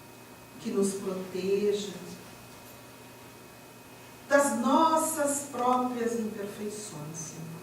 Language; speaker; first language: Portuguese; native; Portuguese